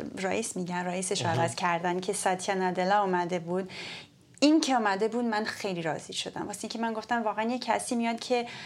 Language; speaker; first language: Persian; early bilingual, heritage; Persian